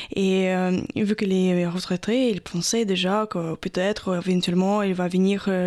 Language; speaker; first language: French; non-native, fluent; Russian